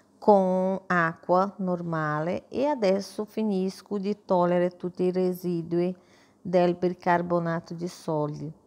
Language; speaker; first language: Italian; non-native, fluent; Portuguese